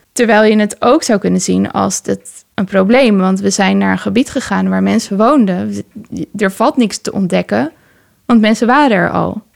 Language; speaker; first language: Dutch; early bilingual, other home language; Persian